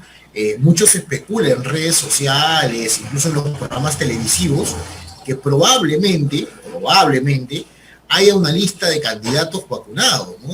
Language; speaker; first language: Spanish; native; Spanish